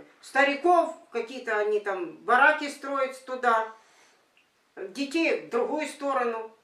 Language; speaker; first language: Russian; native; Russian